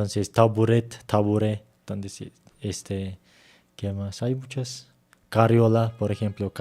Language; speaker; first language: Spanish; non-native, learner; Turkish